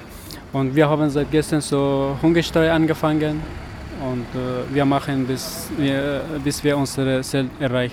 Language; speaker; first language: German; non-native, learner; Persian